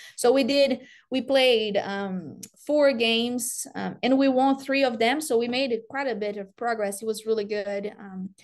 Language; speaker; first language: English; non-native, fluent; Portuguese